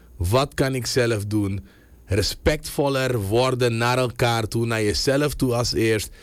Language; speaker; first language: Dutch; native; Dutch